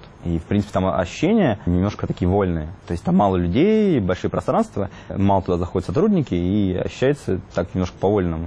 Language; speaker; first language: Russian; native; Russian